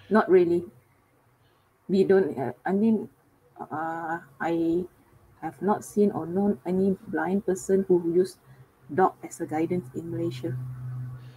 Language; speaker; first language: English; non-native, local second language; Cantonese